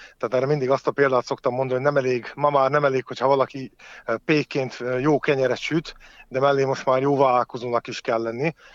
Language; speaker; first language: Hungarian; native; Hungarian